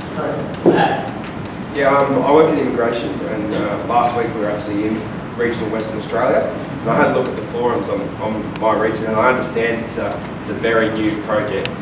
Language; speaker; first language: English; native; English